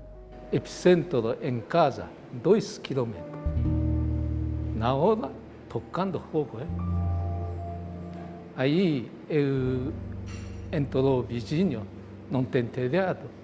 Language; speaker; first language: Portuguese; non-native, learner; Japanese